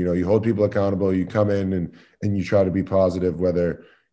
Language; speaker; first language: English; native; English